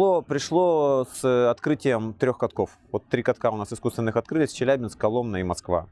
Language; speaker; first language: Russian; native; Russian